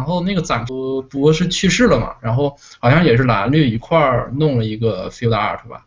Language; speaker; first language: Chinese; native; Chinese